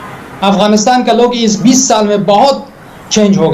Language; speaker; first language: Hindi; non-native, fluent; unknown